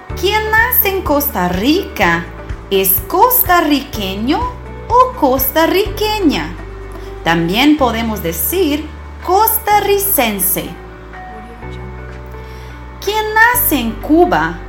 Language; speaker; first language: Spanish; non-native, fluent; Portuguese